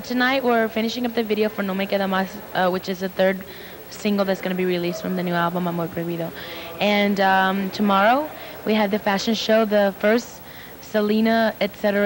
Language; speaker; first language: English; native; English